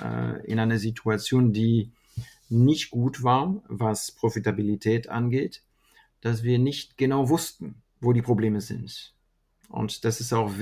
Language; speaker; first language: German; non-native, fluent; French